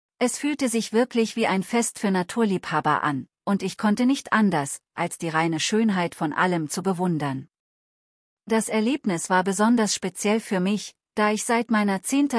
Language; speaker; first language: German; non-native, learner; Telugu